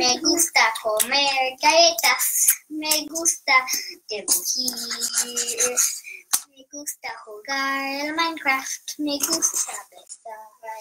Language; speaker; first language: Spanish; non-native, learner; English